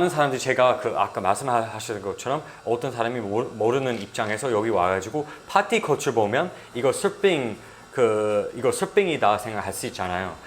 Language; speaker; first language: Korean; non-native, fluent; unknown